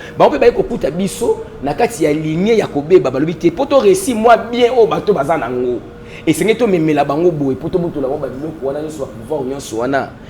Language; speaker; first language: Lingala; non-native, local second language; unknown